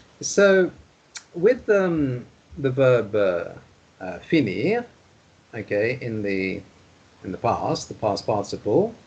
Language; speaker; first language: English; non-native, fluent; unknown